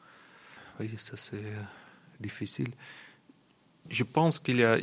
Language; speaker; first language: French; non-native, local second language; Dutch